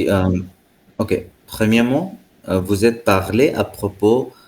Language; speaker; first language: French; non-native, fluent; Hindi